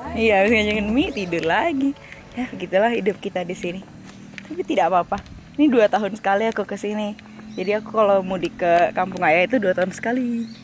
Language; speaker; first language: Indonesian; native; Indonesian